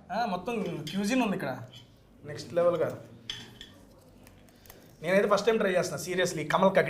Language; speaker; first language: Telugu; native; Telugu